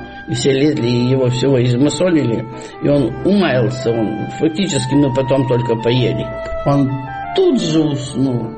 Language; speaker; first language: Russian; native; Russian